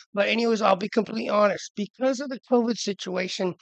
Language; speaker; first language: English; native; English